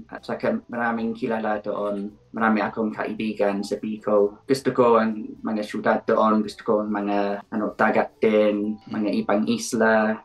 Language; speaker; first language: Filipino; non-native, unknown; English